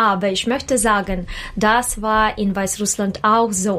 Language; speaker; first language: German; non-native, learner; Russian